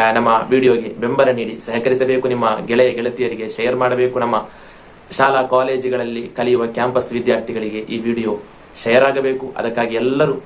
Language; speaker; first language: Kannada; non-native, local second language; Malayalam